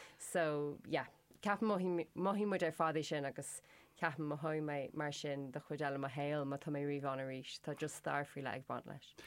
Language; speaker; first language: Irish; non-native, local second language; English